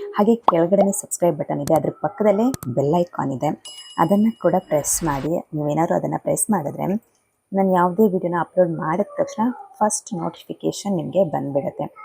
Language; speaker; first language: Kannada; non-native, local second language; Tulu